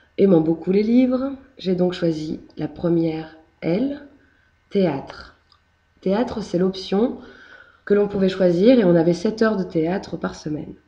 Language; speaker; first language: French; native; French